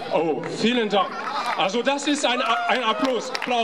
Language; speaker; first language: German; non-native, fluent; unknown